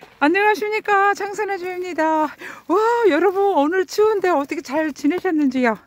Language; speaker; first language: Korean; native; Korean